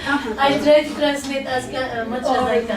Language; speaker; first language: English; non-native, learner; Arabic